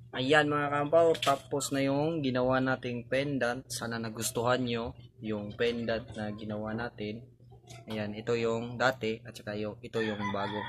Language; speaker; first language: Filipino; non-native, local second language; Cebuano